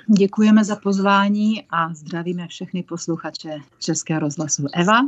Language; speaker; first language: Czech; native; Czech